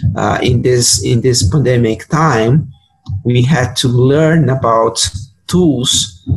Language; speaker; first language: English; non-native, fluent; Portuguese